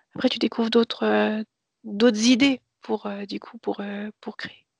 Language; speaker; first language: French; native; French